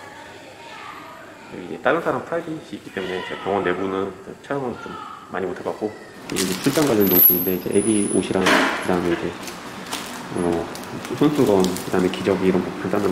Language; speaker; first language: Korean; native; Korean